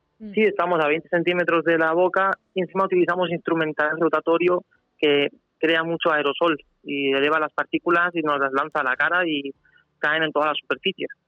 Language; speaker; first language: Spanish; native; Spanish